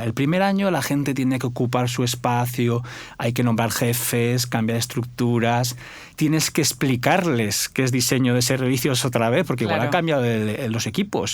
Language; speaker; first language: Spanish; native; Spanish